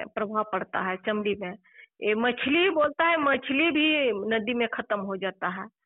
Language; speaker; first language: Hindi; non-native, local second language; Santali